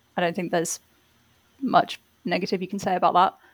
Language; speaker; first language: English; native; English